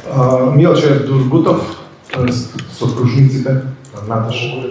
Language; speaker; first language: Macedonian; native; Macedonian